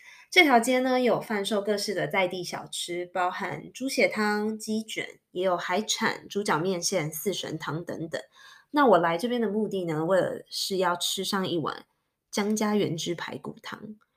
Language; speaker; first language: Chinese; early bilingual, heritage; Chinese